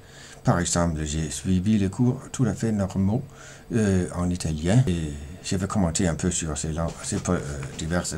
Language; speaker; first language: French; non-native, fluent; Danish